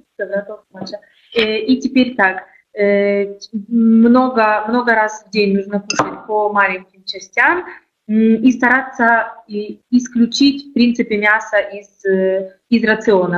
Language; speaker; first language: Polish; non-native, learner; Russian